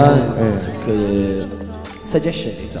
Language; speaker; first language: Korean; non-native, fluent; Chinese